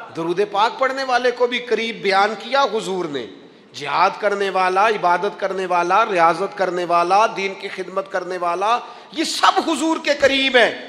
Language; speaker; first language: Urdu; non-native, local second language; Punjabi